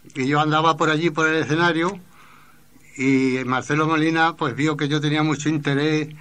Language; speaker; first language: Spanish; native; Spanish